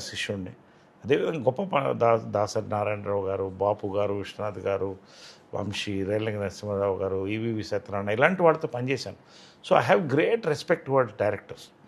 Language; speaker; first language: Telugu; native; Telugu